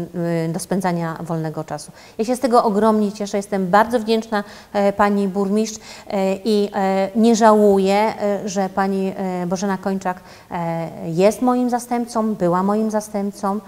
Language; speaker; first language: Polish; native; Polish